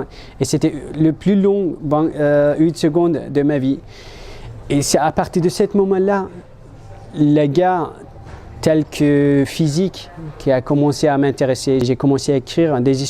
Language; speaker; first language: French; non-native, fluent; Turkish